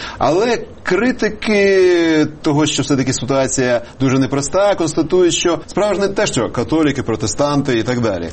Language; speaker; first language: Ukrainian; native; Ukrainian